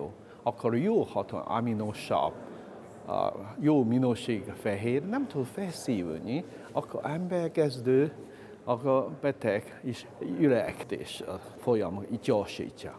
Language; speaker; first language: Hungarian; non-native, learner; Chinese